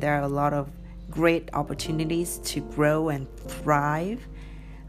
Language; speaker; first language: English; non-native, fluent; Vietnamese